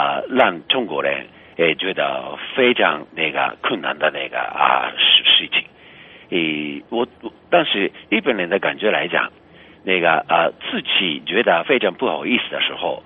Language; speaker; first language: Chinese; non-native, fluent; Japanese